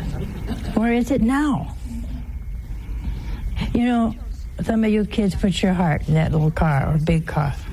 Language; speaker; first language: English; native; English